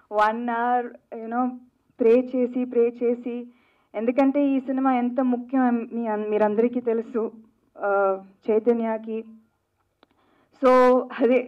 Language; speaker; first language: Telugu; non-native, fluent; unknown